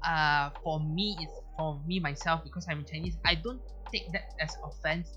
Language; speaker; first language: English; non-native, local second language; Chinese